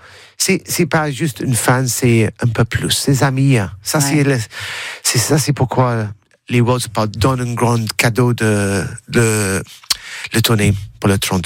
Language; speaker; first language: French; non-native, learner; English